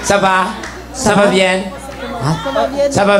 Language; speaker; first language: French; non-native, learner; Cebuano